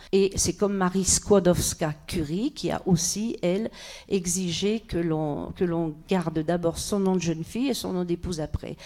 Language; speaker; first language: French; early bilingual, other home language; Polish